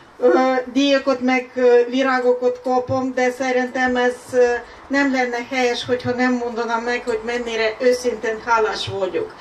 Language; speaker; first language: Hungarian; non-native, fluent; Ukrainian